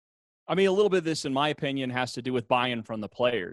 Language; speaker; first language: English; native; English